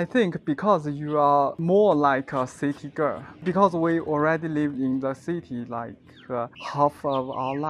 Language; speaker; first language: English; non-native, fluent; Chinese